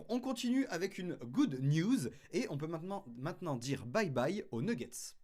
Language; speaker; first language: French; native; French